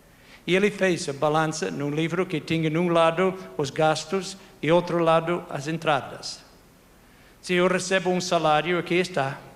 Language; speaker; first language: Portuguese; non-native, fluent; English